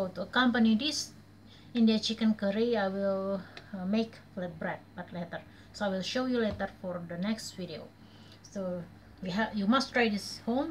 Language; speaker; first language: English; non-native, learner; Indonesian